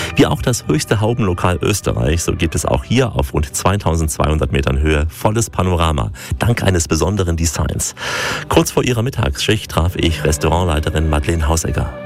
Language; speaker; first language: German; native; German